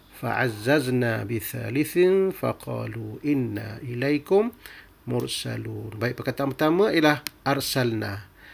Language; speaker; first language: Malay; native; Malay